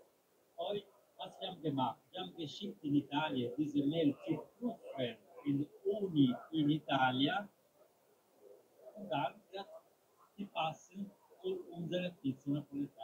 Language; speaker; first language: German; non-native, learner; Italian